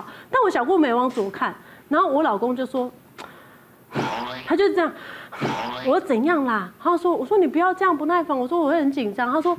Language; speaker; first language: Chinese; native; Chinese